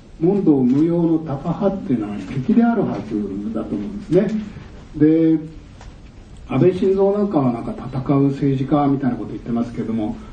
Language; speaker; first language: Japanese; native; Japanese